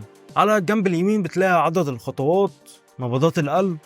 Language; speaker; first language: Arabic; native; Arabic